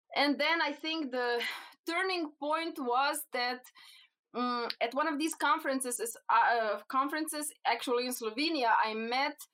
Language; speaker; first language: English; non-native, fluent; Slovenian